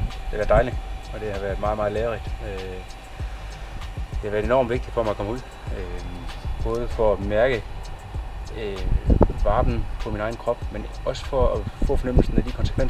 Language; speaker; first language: Danish; native; Danish